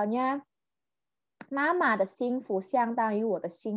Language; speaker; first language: Chinese; non-native, fluent; Indonesian